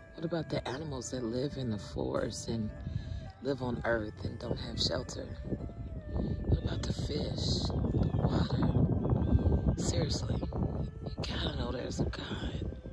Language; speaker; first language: English; native; English